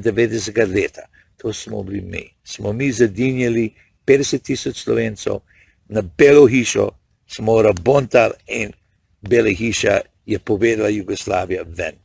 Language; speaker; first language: Slovenian; early bilingual, heritage; Slovenian